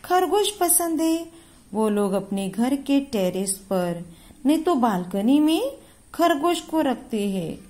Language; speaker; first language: Hindi; non-native, local second language; Marathi